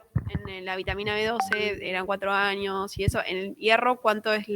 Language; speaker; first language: Spanish; native; Spanish